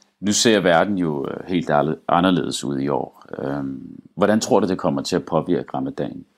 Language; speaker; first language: Danish; early bilingual, other home language; Arabic